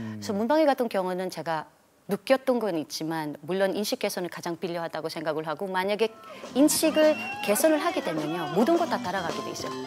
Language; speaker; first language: Korean; non-native, fluent; Filipino